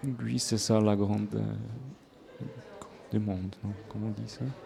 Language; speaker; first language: French; non-native, local second language; Swiss German